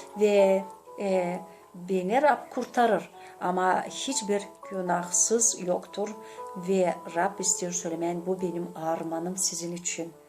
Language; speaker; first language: Turkish; non-native, learner; Gagauz